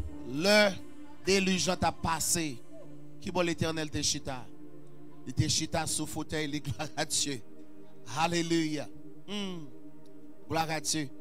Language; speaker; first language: French; native; French